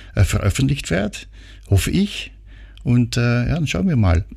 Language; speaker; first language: German; non-native, fluent; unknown